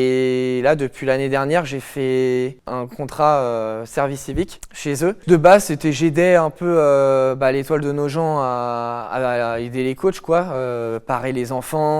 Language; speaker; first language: French; native; French